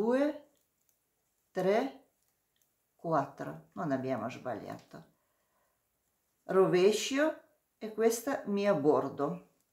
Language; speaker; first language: Italian; non-native, learner; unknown